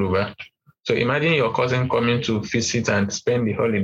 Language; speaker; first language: English; non-native, local second language; Yoruba